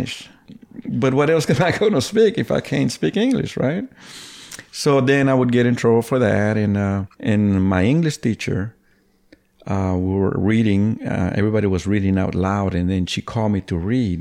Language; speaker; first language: English; early bilingual, other home language; Spanish